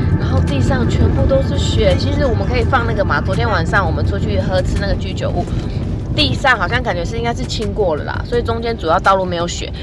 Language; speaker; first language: Chinese; native; Chinese